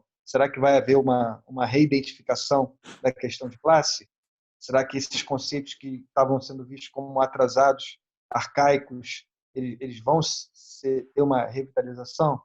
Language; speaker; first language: Portuguese; native; Portuguese